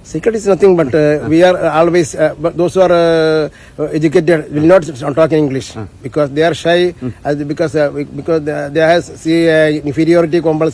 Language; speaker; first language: English; non-native, local second language; Malayalam